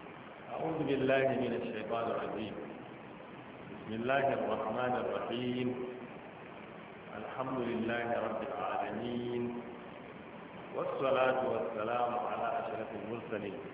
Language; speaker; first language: Arabic; non-native, fluent; Hausa